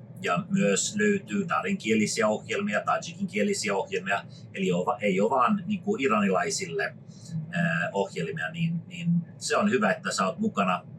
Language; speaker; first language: Finnish; non-native, fluent; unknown